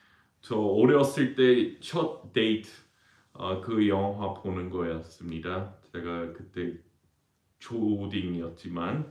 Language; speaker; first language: Korean; non-native, fluent; English